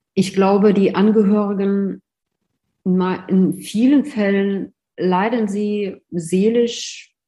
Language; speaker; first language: German; non-native, fluent; Russian